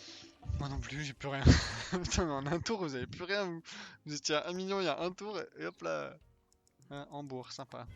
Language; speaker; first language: French; native; French